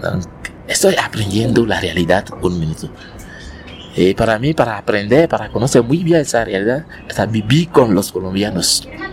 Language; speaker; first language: Spanish; non-native, learner; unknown